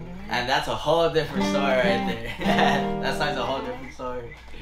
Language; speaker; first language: English; early bilingual, other home language; Spanish